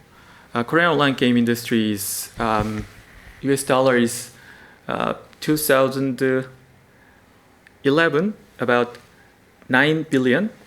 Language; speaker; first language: English; non-native, learner; Korean